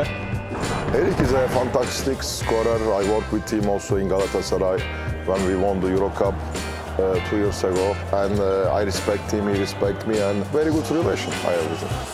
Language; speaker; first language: English; non-native, learner; Turkish